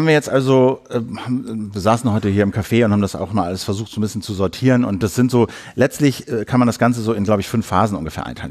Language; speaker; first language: German; native; German